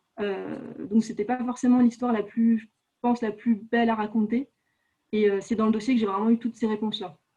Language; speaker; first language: French; native; French